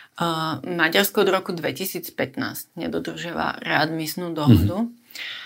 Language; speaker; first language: Slovak; native; Slovak